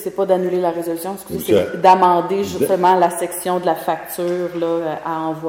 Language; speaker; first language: French; native; French